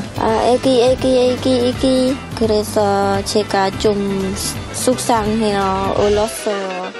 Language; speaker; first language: Korean; non-native, learner; Khmer